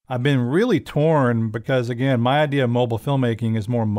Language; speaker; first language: English; native; English